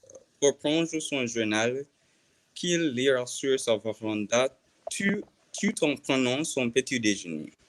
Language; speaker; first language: French; non-native, learner; English